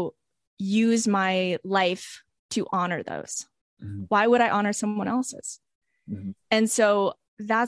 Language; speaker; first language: English; native; English